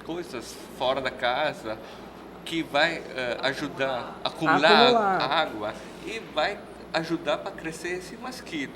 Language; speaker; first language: Portuguese; non-native, learner; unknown